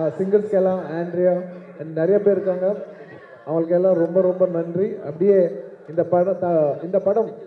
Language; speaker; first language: Tamil; non-native, local second language; Telugu